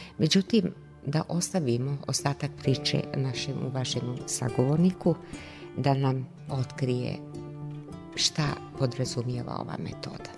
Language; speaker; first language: Serbian; native; Serbian